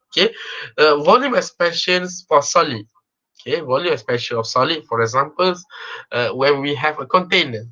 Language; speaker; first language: English; non-native, local second language; Malay